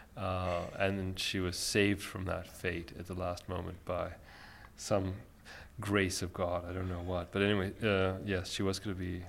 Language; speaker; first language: English; early bilingual, other home language; Armenian